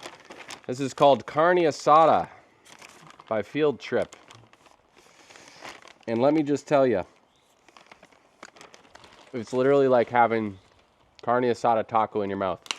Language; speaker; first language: English; native; English